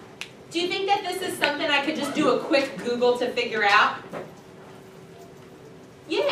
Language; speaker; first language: English; native; English